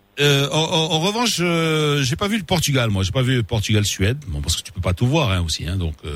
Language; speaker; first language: French; non-native, local second language; Arabic